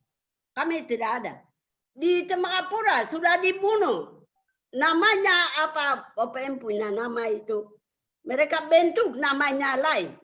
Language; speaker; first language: Indonesian; non-native, local second language; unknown